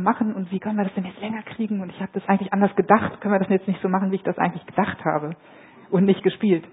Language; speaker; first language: German; native; German